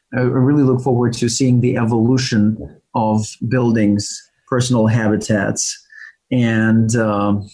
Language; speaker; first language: English; non-native, fluent; Ukrainian